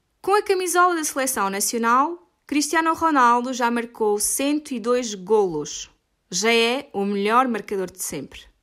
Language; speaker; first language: Portuguese; native; Portuguese